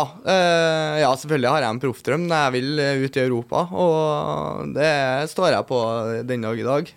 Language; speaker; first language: Norwegian; native; Norwegian